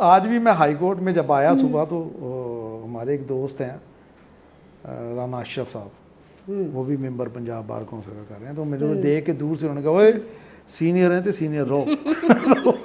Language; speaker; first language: Urdu; non-native, local second language; Punjabi